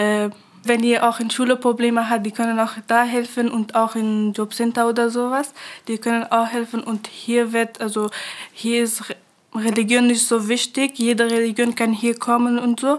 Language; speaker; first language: German; early bilingual, other home language; Pashto